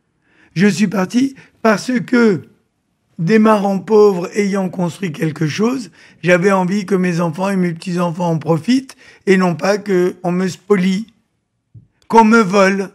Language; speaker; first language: French; native; French